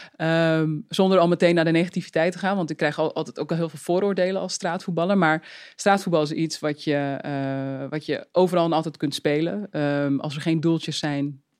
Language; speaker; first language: Dutch; native; Dutch